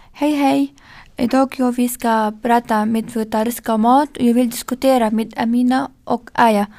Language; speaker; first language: Swedish; non-native, learner; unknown